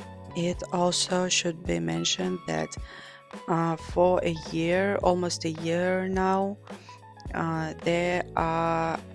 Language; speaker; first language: English; non-native, fluent; Georgian